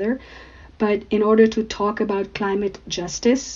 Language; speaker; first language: English; non-native, local second language; Urdu